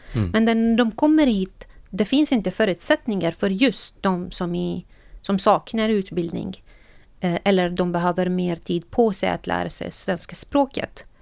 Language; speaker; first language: Swedish; non-native, fluent; Arabic